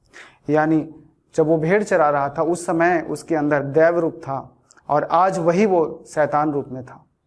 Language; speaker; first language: Hindi; native; Hindi